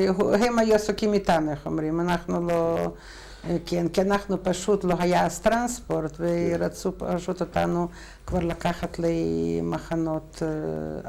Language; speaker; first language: Hebrew; non-native, fluent; Russian